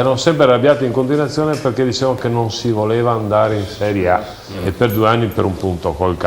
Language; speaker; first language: Italian; native; Italian